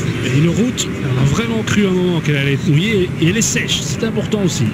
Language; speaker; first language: French; native; French